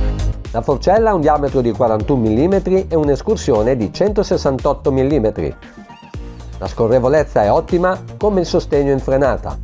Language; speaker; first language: Italian; native; Italian